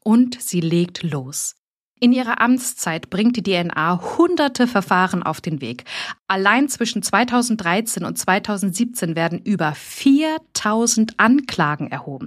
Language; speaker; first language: German; native; German